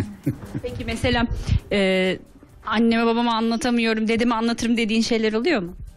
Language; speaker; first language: Turkish; native; Turkish